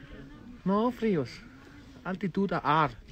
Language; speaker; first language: Portuguese; non-native, learner; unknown